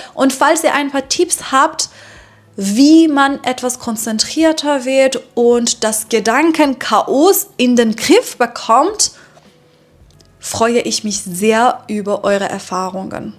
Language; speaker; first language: German; non-native, fluent; Persian